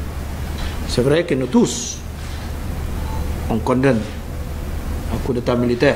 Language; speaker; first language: French; non-native, fluent; Upper Guinea Crioulo